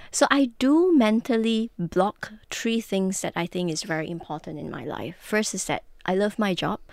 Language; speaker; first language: English; non-native, local second language; Min Nan Chinese